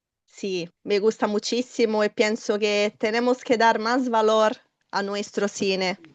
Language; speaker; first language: Spanish; non-native, fluent; Portuguese